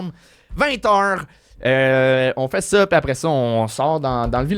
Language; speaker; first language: French; native; French